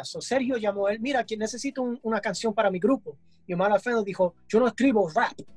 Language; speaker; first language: Spanish; early bilingual, heritage; English